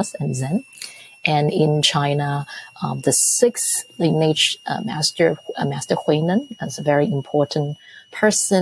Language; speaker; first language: English; non-native, local second language; Cantonese